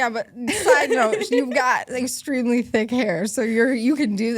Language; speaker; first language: English; native; English